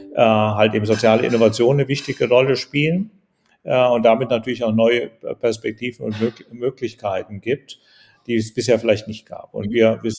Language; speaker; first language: German; native; German